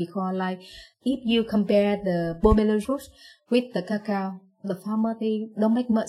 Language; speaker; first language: English; non-native, learner; Vietnamese